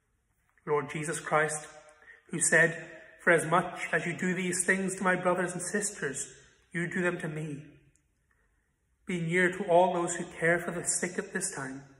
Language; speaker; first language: English; native; English